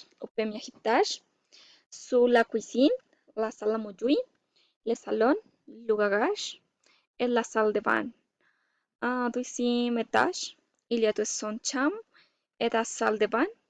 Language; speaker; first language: French; non-native, learner; Spanish